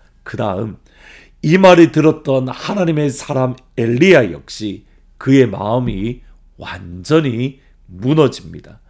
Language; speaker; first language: Korean; native; Korean